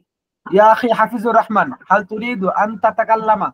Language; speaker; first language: Arabic; non-native, learner; Bangla